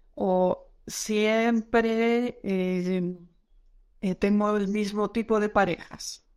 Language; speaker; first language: Spanish; non-native, fluent; Dutch